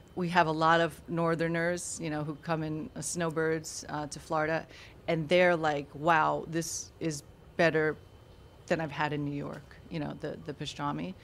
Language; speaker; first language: English; native; English